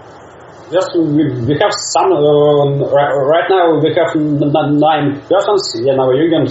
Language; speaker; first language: English; non-native, learner; Russian